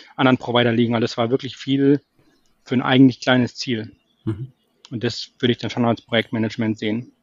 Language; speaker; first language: German; native; German